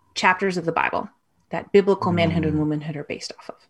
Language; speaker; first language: English; native; English